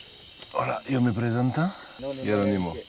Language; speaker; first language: Spanish; non-native, learner; French